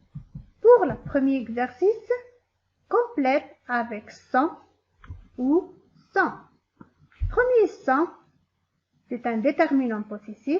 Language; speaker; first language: French; non-native, local second language; Arabic